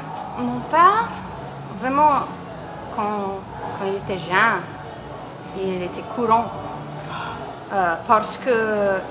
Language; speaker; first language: French; non-native, local second language; English